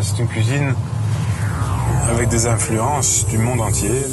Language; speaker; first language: French; non-native, fluent; Swedish